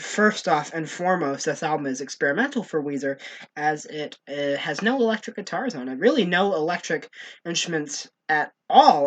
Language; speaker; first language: English; native; English